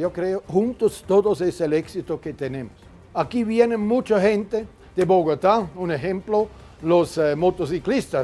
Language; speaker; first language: Spanish; non-native, fluent; German